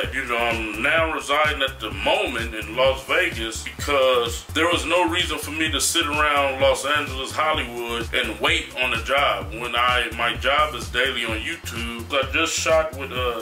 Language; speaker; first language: English; native; English